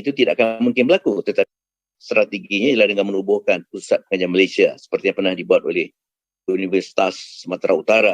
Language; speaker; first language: Malay; native; Malay